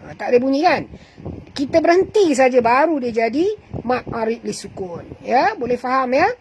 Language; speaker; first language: Malay; native; Malay